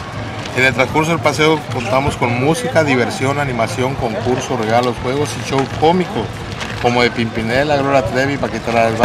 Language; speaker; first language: Spanish; native; Spanish